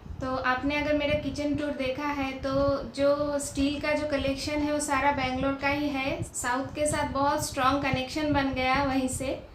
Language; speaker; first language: Hindi; non-native, local second language; Bangla